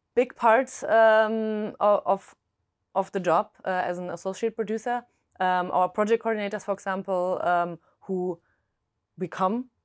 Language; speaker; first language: English; non-native, fluent; German